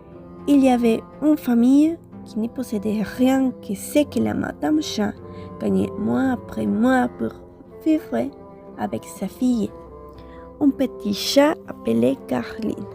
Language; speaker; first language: French; non-native, fluent; Spanish